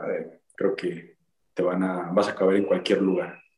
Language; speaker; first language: Spanish; native; Spanish